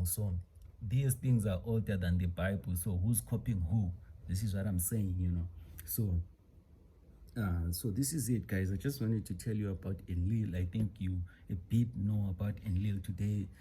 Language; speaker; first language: English; non-native, local second language; Xhosa